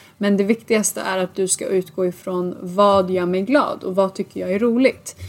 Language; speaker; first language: Swedish; early bilingual, other home language; Assyrian Neo-Aramaic